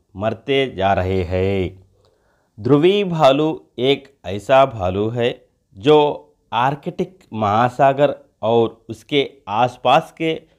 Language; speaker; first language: Hindi; non-native, local second language; Telugu